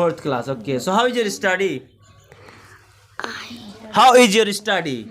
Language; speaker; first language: English; non-native, learner; Hindi